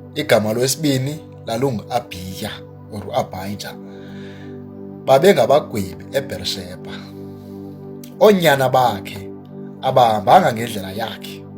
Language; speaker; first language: Zulu; non-native, local second language; Xhosa